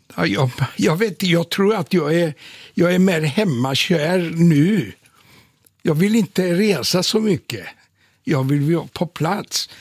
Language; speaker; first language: Swedish; non-native, fluent; Polish